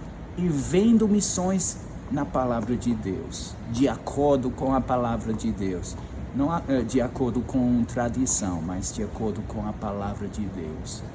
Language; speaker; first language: Portuguese; non-native, fluent; English